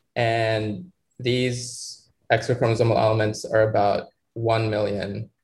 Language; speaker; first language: English; non-native, fluent; Arabic